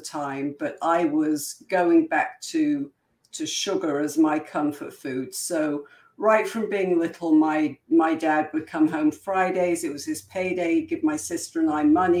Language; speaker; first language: English; native; English